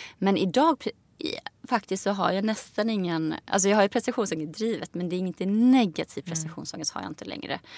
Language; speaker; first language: Swedish; native; Swedish